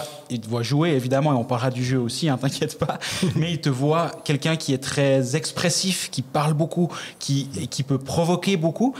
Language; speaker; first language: French; native; French